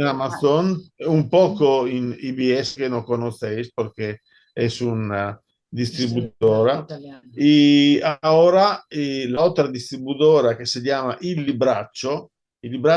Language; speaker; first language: Spanish; non-native, fluent; Italian